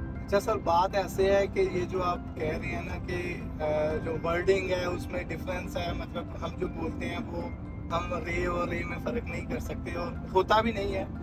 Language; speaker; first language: Urdu; non-native, local second language; Punjabi